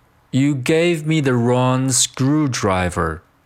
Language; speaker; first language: English; non-native, fluent; Chinese